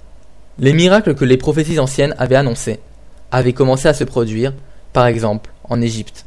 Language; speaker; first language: French; native; French